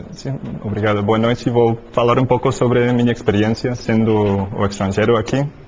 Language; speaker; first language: Portuguese; non-native, learner; English